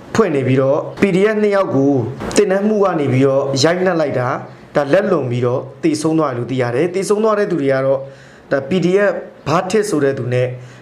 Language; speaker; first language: Burmese; native; Burmese